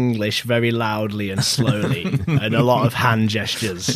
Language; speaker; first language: English; native; English